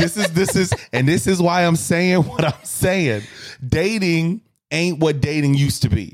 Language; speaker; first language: English; native; English